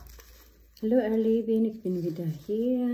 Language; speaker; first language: German; non-native, learner; Filipino